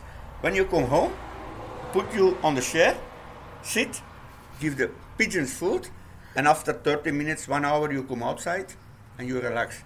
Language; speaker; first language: English; non-native, learner; Dutch